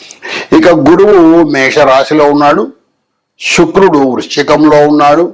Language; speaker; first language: Telugu; native; Telugu